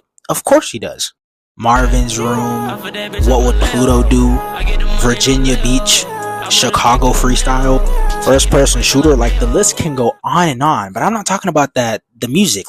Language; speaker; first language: English; native; English